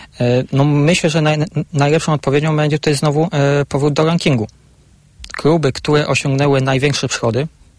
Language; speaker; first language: Polish; native; Polish